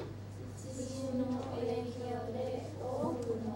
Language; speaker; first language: Japanese; non-native, learner; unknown